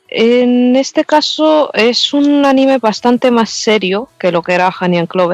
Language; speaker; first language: Spanish; native; Spanish